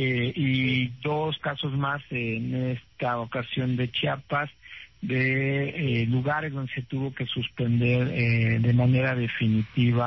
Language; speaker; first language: Spanish; native; Spanish